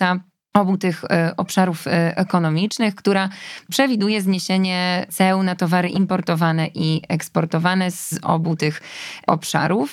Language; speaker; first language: Polish; native; Polish